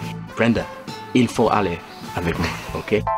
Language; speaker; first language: French; non-native, learner; English